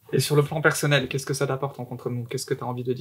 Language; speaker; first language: French; native; French